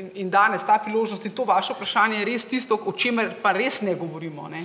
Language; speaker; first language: Slovenian; native; Slovenian